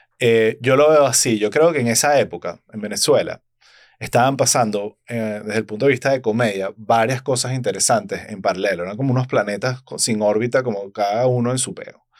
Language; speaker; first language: Spanish; native; Spanish